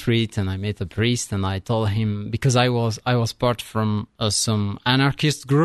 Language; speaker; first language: English; non-native, fluent; French